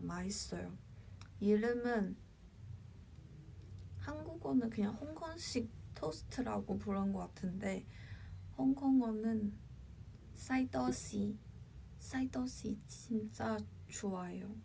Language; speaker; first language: Korean; non-native, fluent; Cantonese